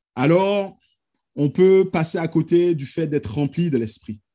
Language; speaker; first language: French; native; French